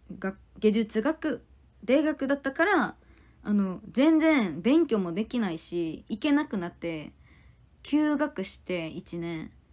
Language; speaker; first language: Japanese; non-native, fluent; Korean